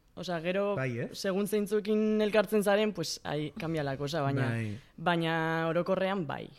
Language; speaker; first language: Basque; non-native, local second language; Spanish